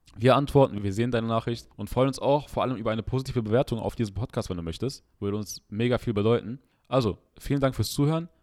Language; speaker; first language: German; early bilingual, other home language; Arabic